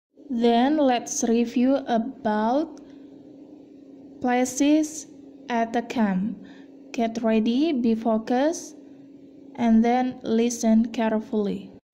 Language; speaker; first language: English; non-native, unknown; Indonesian